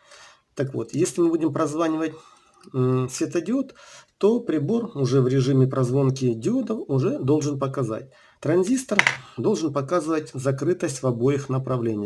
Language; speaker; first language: Russian; native; Russian